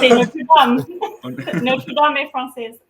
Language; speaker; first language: French; non-native, fluent; English